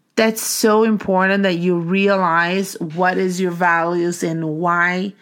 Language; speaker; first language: English; non-native, fluent; Portuguese